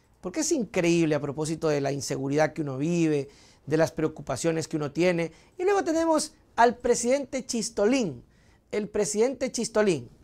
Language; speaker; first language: Spanish; native; Spanish